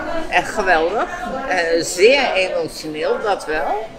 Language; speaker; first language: Dutch; native; Dutch